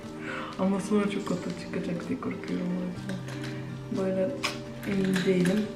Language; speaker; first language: Turkish; non-native, fluent; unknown